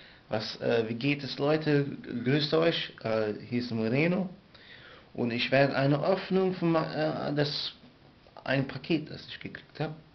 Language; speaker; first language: German; non-native, learner; English